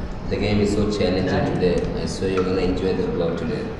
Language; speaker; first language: English; non-native, local second language; Urdu